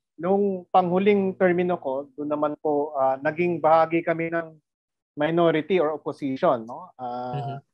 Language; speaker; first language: Filipino; non-native, local second language; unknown